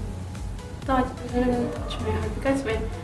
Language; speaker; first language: English; non-native, learner; Indonesian